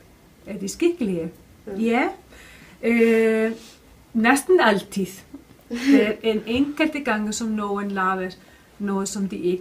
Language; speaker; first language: Danish; non-native, fluent; Icelandic